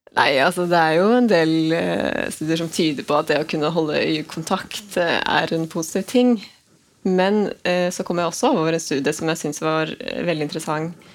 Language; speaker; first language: Norwegian; native; Norwegian